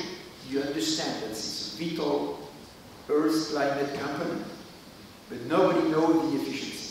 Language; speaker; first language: English; non-native, learner; French